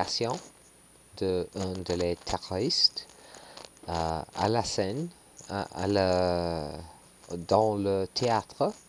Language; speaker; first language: French; non-native, learner; English